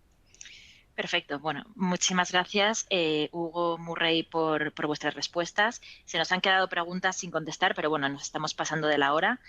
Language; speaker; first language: Spanish; native; Spanish